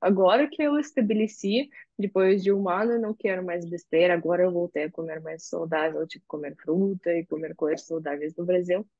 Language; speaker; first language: Portuguese; non-native, fluent; Russian